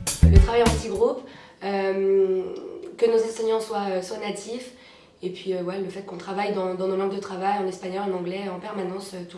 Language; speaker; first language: French; native; French